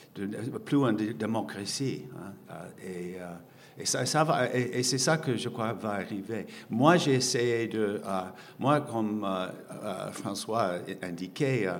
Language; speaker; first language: French; non-native, fluent; English